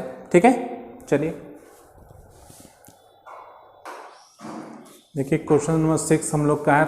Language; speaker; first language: Hindi; native; Hindi